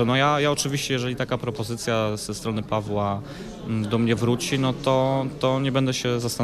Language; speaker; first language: Polish; native; Polish